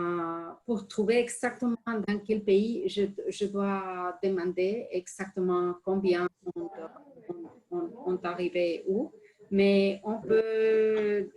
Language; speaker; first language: French; non-native, fluent; Spanish